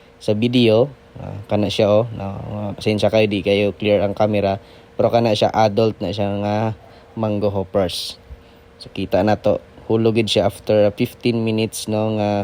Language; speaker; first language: Cebuano; non-native, local second language; Hiligaynon